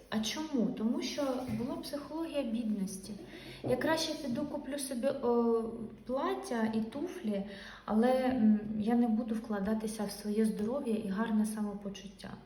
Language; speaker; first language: Ukrainian; non-native, local second language; Russian